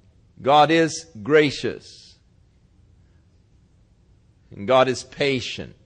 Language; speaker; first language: English; native; English